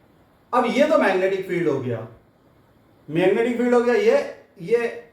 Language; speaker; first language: Hindi; native; Hindi